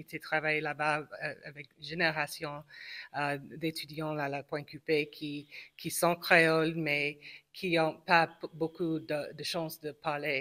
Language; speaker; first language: French; non-native, local second language; English